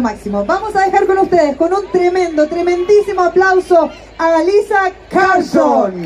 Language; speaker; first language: Spanish; native; Spanish